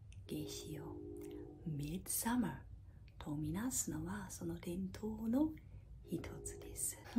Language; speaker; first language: Japanese; non-native, fluent; English